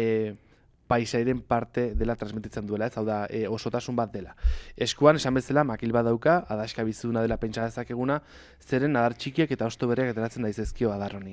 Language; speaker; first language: Basque; native; Basque